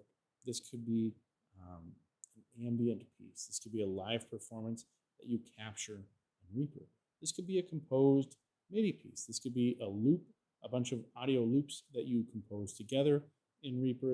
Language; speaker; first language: English; native; English